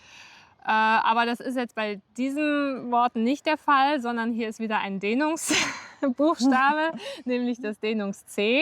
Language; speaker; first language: German; native; German